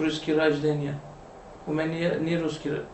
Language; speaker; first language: Russian; non-native, learner; Turkish